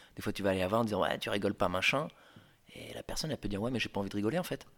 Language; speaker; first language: French; native; French